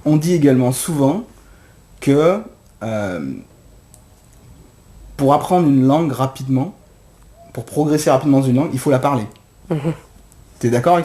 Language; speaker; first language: French; native; French